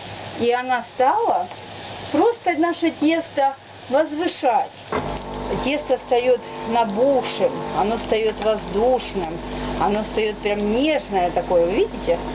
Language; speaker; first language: Russian; native; Russian